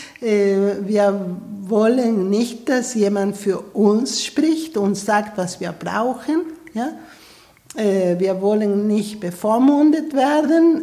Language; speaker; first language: German; non-native, fluent; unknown